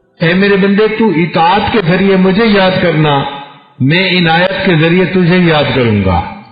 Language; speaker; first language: Urdu; non-native, local second language; Punjabi